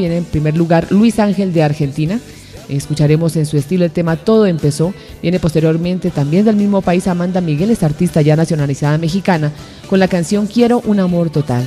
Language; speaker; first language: Spanish; native; Spanish